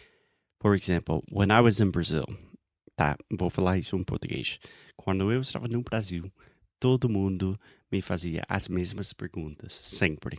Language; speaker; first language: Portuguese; non-native, fluent; English